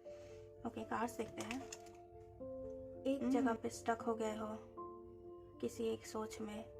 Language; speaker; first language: Hindi; native; Hindi